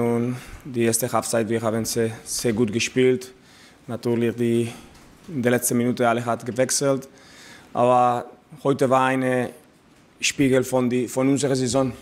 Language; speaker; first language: German; non-native, learner; Spanish